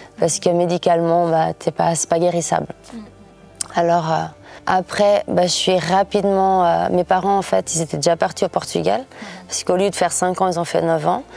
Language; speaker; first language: French; early bilingual, other home language; Portuguese